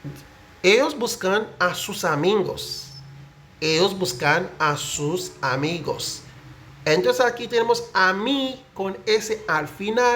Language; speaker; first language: Spanish; non-native, fluent; Haitian Creole